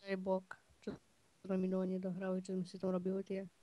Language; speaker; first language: Czech; non-native, local second language; Slovak